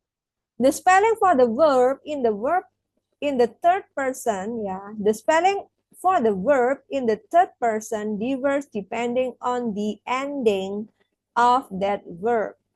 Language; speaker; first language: English; non-native, fluent; Indonesian